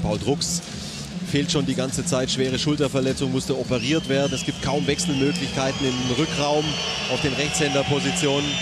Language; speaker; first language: German; native; German